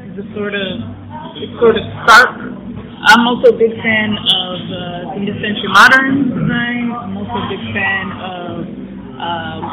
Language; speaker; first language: English; native; English